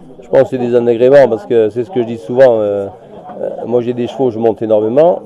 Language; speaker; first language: French; native; French